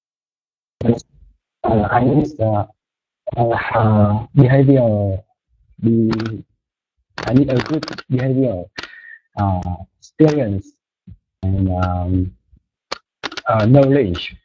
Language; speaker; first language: English; non-native, learner; Vietnamese